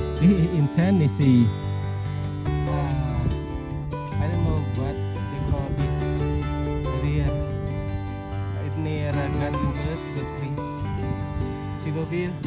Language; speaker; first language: English; non-native, learner; Vietnamese